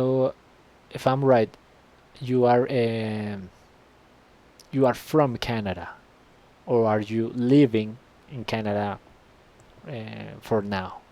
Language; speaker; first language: English; non-native, fluent; Spanish